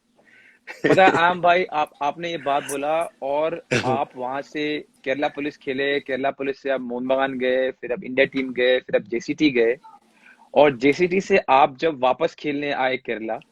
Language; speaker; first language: Hindi; native; Hindi